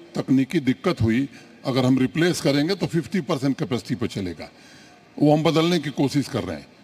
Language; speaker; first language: Hindi; native; Hindi